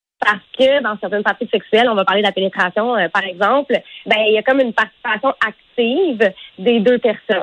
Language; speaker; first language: French; native; French